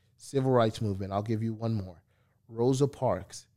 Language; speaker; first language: English; early bilingual, other home language; Haitian Creole